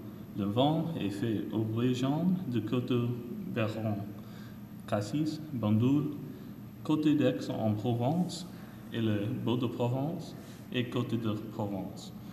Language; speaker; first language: French; non-native, learner; English